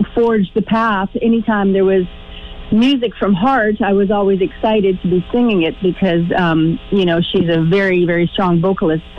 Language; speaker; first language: English; native; English